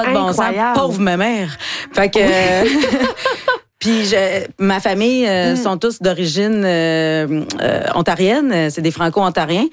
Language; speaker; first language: French; native; French